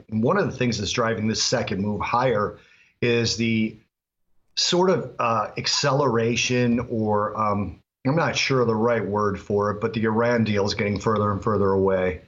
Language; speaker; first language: English; native; English